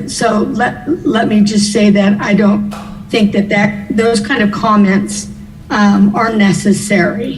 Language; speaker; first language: English; native; English